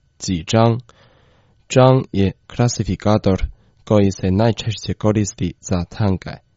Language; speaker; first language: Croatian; non-native, fluent; Chinese